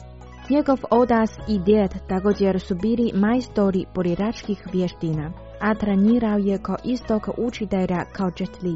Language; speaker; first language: Croatian; non-native, fluent; Chinese